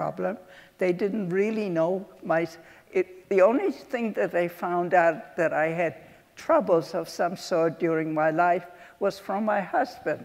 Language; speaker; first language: English; early bilingual, other home language; Polish